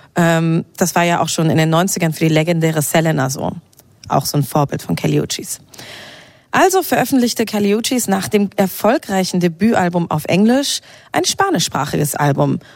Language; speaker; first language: German; native; German